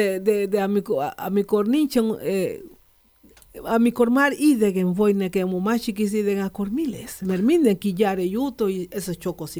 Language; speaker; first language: Hungarian; non-native, fluent; Spanish